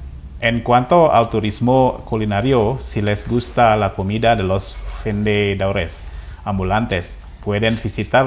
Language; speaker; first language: Spanish; non-native, fluent; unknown